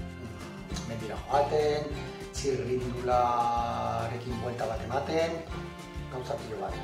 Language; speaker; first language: Basque; non-native, local second language; Spanish